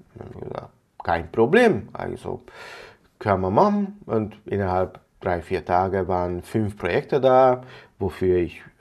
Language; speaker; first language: German; non-native, fluent; Hungarian